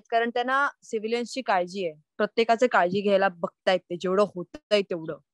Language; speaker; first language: Marathi; native; Marathi